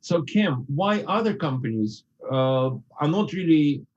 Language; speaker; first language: English; non-native, fluent; Russian